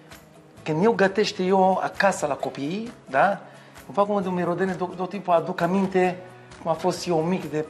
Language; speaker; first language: Romanian; non-native, learner; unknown